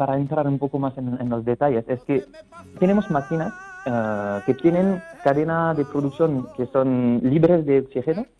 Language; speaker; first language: Spanish; non-native, fluent; French